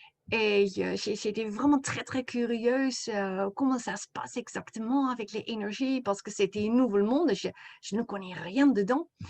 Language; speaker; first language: French; non-native, fluent; Dutch